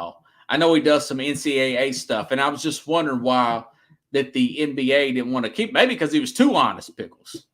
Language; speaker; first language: English; native; English